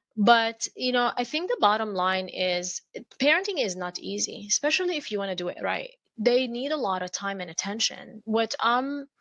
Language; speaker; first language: English; non-native, fluent; Arabic